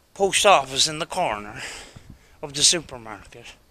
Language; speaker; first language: English; native; English